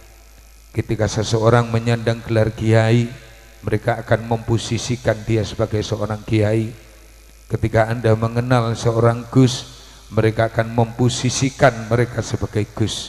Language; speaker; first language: Indonesian; non-native, local second language; Javanese